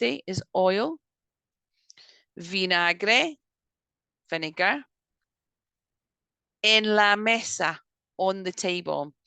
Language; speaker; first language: Spanish; non-native, fluent; English